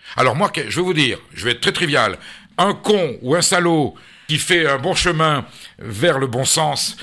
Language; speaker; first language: French; native; French